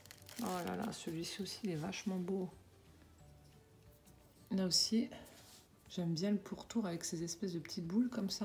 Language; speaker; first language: French; native; French